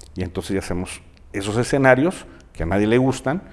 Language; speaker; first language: Spanish; native; Spanish